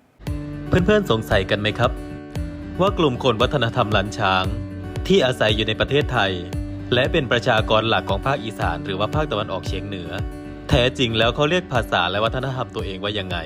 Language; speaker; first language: Thai; native; Thai